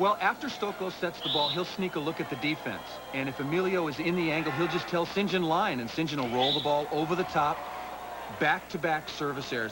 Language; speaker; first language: English; native; English